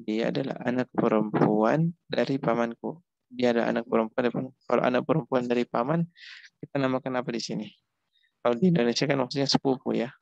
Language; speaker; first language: Indonesian; native; Indonesian